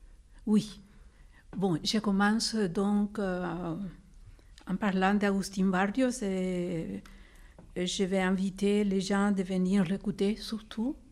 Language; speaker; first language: French; non-native, fluent; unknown